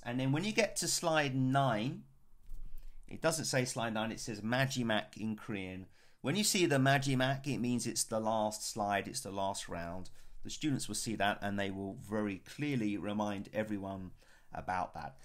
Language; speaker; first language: English; native; English